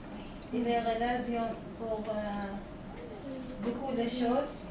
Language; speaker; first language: French; non-native, learner; Arabic